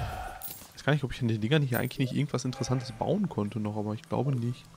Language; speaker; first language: German; native; German